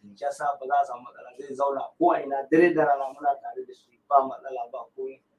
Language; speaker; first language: Hausa; non-native, local second language; Fula